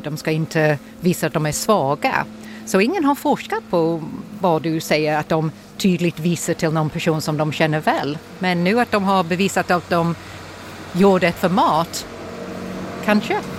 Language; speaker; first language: Swedish; non-native, fluent; English